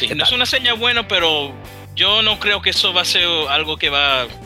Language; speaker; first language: Spanish; early bilingual, heritage; Spanish